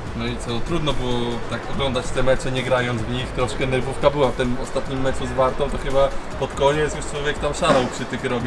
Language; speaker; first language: Polish; native; Polish